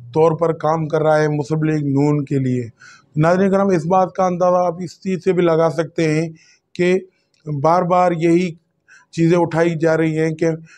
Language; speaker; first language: Urdu; non-native, local second language; Sindhi